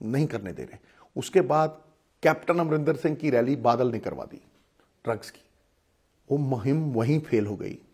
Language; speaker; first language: Hindi; non-native, local second language; Punjabi